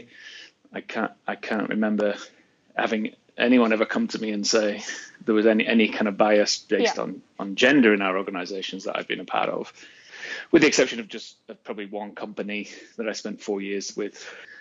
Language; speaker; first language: English; native; English